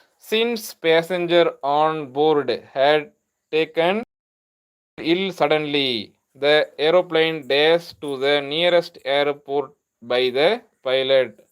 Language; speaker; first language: English; non-native, local second language; Tamil